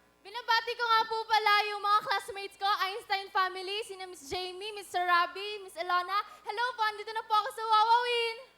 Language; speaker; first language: Filipino; native; Filipino